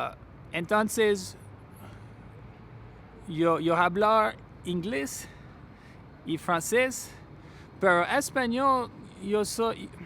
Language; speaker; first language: Spanish; non-native, learner; English